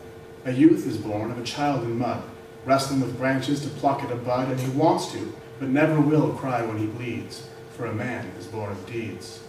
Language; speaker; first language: English; native; English